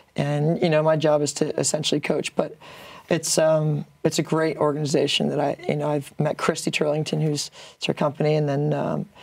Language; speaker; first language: English; native; English